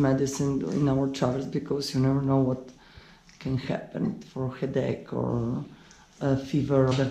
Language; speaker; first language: English; non-native, fluent; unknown